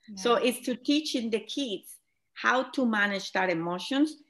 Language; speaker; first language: English; non-native, fluent; Spanish